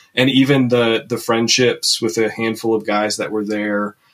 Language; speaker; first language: English; native; English